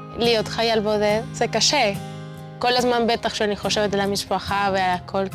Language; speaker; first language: Hebrew; non-native, fluent; Spanish